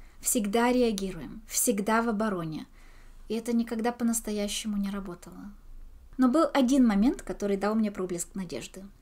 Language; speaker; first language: Russian; early bilingual, heritage; Russian